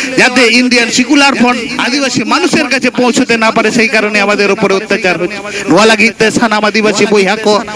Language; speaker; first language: Bangla; non-native, local second language; Santali